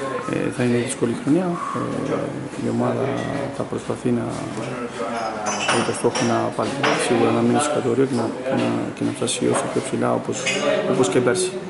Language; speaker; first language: Greek; non-native, fluent; Spanish